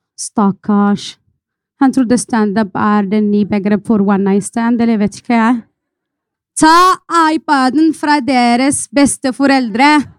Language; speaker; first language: Norwegian; non-native, fluent; Arabic